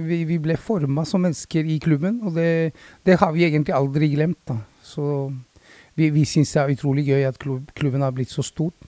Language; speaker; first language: Norwegian; early bilingual, other home language; Spanish